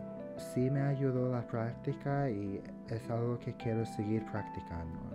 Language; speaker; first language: Spanish; early bilingual, heritage; English